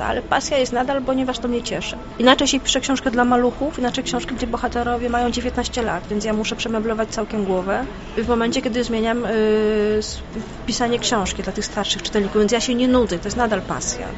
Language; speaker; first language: Polish; native; Polish